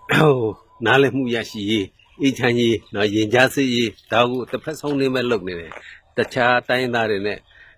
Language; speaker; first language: Burmese; non-native, local second language; Mon